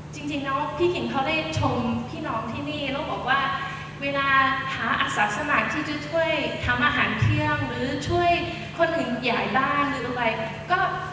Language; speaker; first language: Thai; non-native, fluent; English